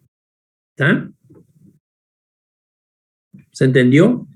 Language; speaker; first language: Spanish; native; Spanish